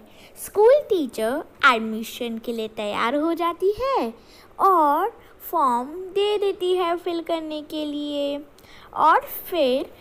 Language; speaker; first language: Hindi; native; Hindi